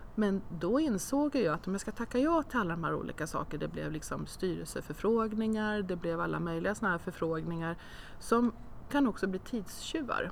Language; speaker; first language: Swedish; native; Swedish